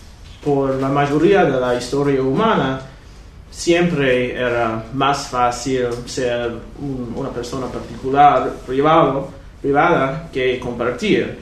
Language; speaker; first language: Spanish; non-native, fluent; English